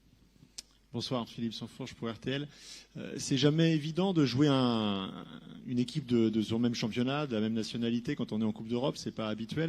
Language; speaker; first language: French; native; French